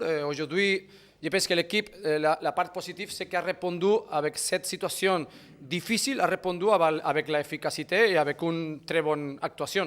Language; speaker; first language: French; non-native, fluent; Spanish